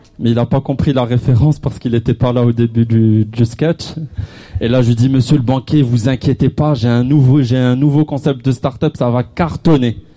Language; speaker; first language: French; non-native, local second language; Arabic